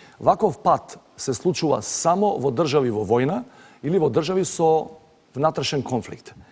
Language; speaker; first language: Macedonian; native; Macedonian